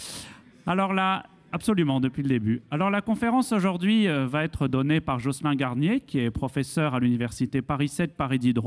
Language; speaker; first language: French; native; French